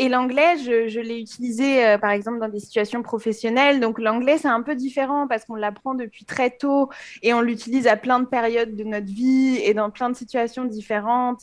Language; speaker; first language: French; native; French